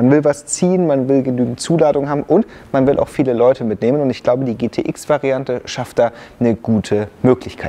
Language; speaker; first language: German; native; German